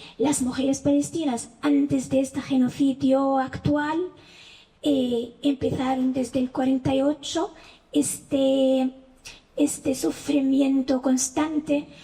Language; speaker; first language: Spanish; non-native, fluent; Arabic